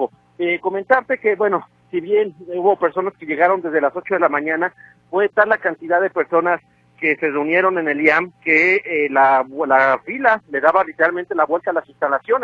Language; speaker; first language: Spanish; native; Spanish